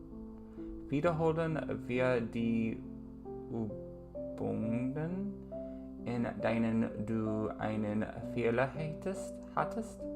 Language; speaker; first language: German; non-native, learner; English